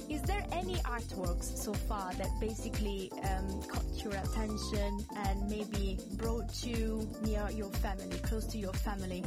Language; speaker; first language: English; non-native, fluent; Italian